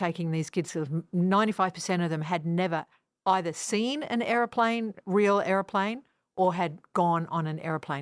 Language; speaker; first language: English; non-native, fluent; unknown